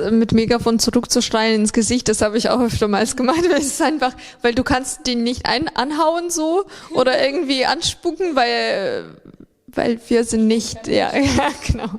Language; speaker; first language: German; non-native, fluent; Ukrainian